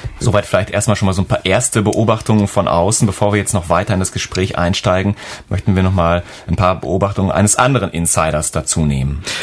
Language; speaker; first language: German; native; German